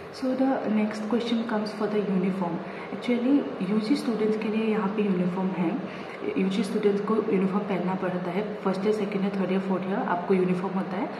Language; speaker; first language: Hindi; non-native, local second language; Assamese